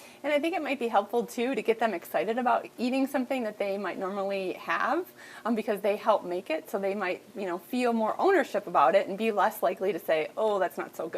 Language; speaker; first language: English; native; English